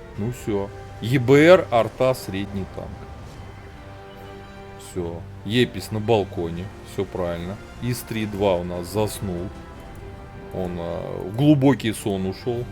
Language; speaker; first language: Russian; native; Russian